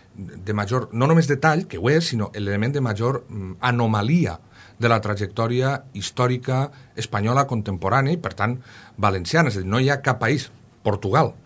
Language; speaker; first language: Catalan; native; Catalan